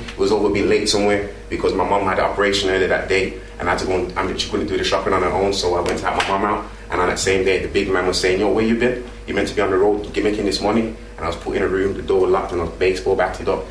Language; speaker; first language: English; native; English